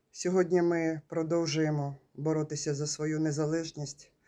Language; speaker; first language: Ukrainian; native; Ukrainian